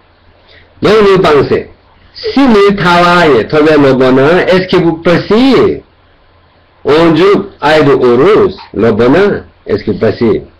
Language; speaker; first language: French; non-native, learner; Tibetan